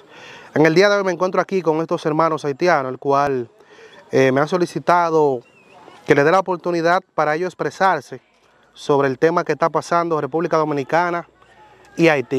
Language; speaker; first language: Spanish; native; Spanish